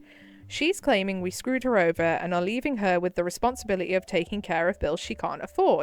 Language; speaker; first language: English; native; English